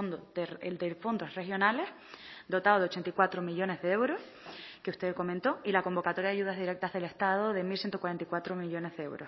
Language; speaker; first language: Spanish; native; Spanish